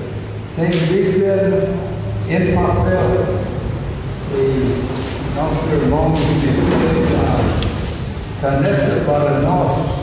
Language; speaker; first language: Portuguese; non-native, fluent; English